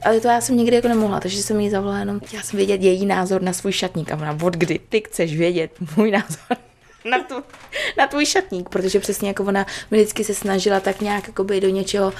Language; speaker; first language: Czech; early bilingual, other home language; Vietnamese